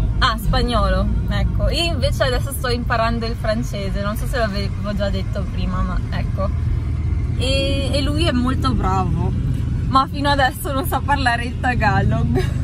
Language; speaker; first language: Italian; early bilingual, heritage; Italian